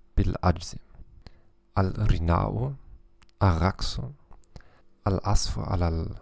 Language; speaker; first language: Arabic; non-native, learner; German